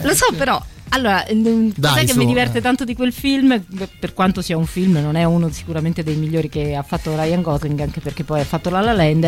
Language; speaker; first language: Italian; native; Italian